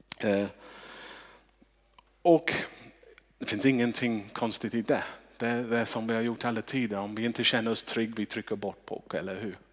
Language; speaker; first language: Swedish; non-native, fluent; English